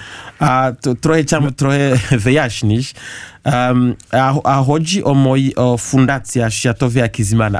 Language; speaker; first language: Polish; non-native, learner; Kinyarwanda